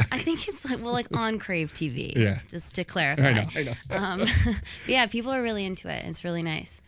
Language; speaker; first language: English; native; English